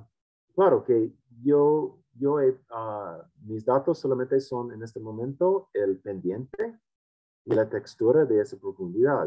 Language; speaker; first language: Spanish; non-native, fluent; English